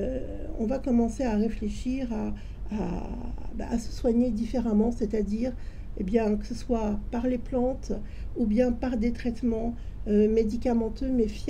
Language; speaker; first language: French; native; French